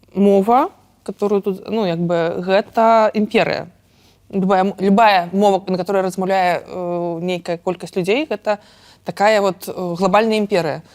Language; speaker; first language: Belarusian; non-native, local second language; Russian